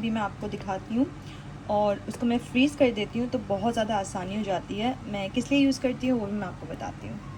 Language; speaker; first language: Urdu; native; Urdu